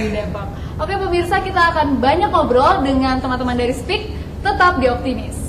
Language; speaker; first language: Indonesian; native; Indonesian